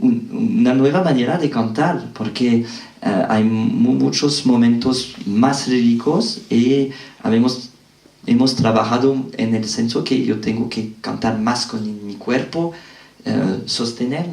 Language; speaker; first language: Spanish; non-native, fluent; French